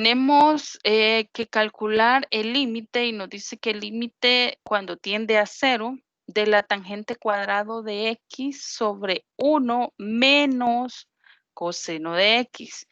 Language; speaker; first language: Spanish; native; Spanish